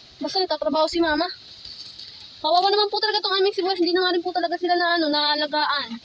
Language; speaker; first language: Filipino; non-native, local second language; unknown